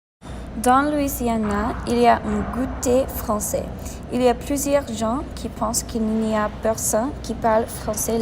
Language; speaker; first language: French; non-native, learner; English